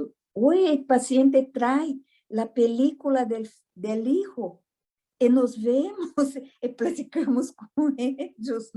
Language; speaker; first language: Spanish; non-native, fluent; Portuguese